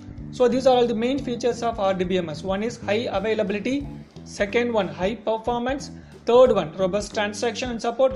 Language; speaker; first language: English; non-native, local second language; Tamil